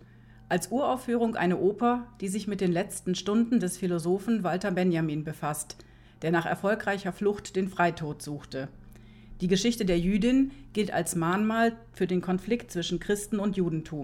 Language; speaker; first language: German; native; German